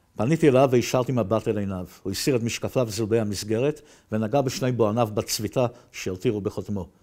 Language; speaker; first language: Hebrew; native; Hebrew